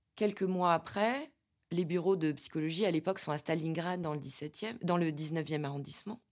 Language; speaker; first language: French; native; French